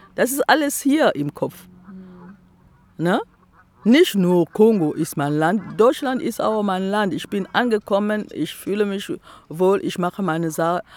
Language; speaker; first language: German; non-native, fluent; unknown